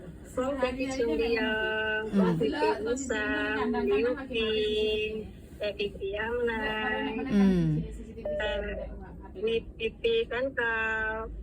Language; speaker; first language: Cantonese; non-native, learner; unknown